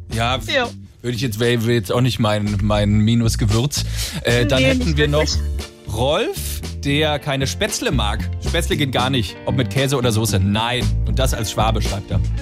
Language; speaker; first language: German; native; German